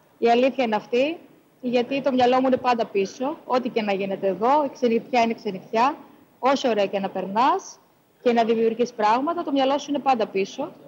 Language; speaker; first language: Greek; native; Greek